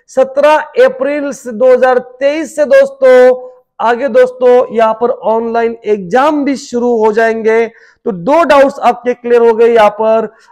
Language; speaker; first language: Hindi; non-native, local second language; Marathi